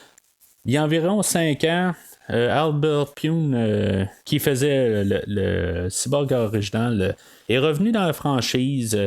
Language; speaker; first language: French; native; French